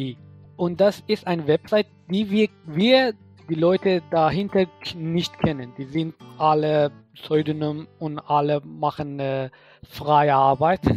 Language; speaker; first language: German; non-native, fluent; Persian